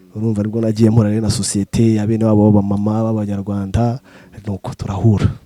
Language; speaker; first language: Kinyarwanda; early bilingual, other home language; Rundi